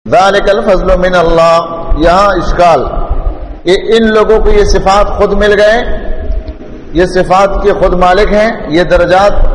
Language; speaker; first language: Urdu; non-native, local second language; Pashto